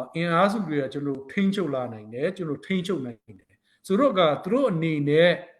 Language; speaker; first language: Burmese; non-native, local second language; Hakha Chin